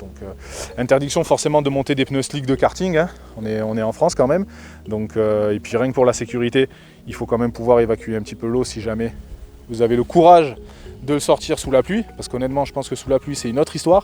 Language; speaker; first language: French; native; French